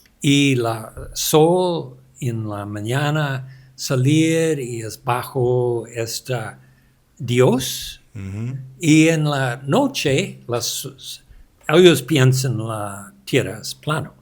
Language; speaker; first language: Spanish; non-native, learner; English